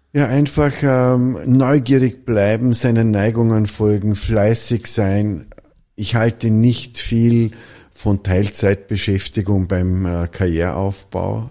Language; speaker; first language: German; native; German